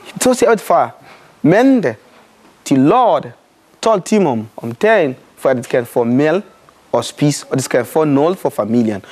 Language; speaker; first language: Danish; non-native, fluent; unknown